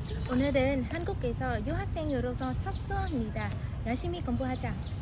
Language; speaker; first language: Korean; non-native, fluent; Vietnamese